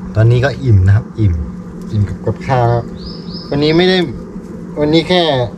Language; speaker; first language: Thai; native; Thai